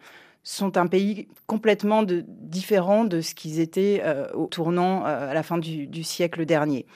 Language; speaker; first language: French; native; French